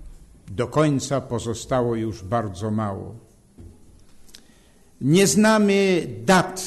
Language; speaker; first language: Polish; native; Polish